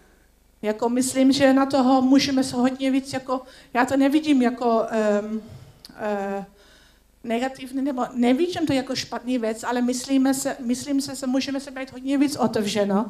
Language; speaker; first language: Czech; non-native, learner; Dutch